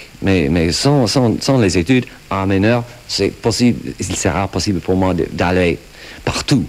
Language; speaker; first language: French; non-native, fluent; English